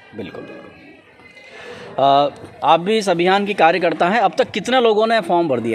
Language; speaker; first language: Hindi; native; Hindi